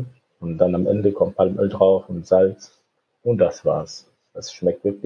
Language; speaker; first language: German; non-native, fluent; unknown